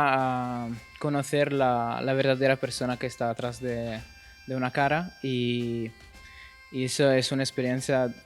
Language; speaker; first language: Spanish; non-native, fluent; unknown